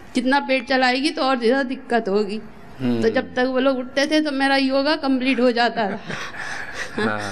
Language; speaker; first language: Hindi; native; Hindi